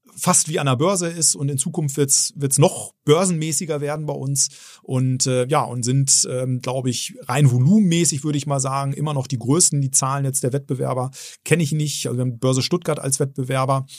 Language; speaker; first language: German; native; German